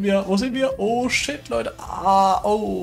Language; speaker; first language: German; native; German